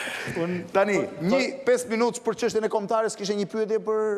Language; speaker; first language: Albanian; native; Albanian